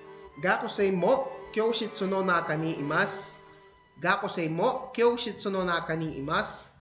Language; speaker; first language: Japanese; non-native, fluent; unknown